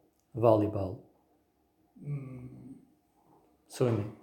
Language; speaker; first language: English; non-native, fluent; Turkish